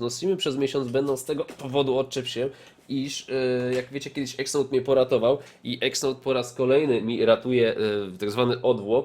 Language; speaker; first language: Polish; native; Polish